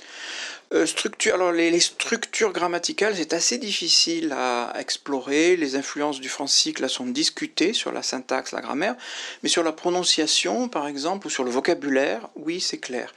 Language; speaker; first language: French; native; French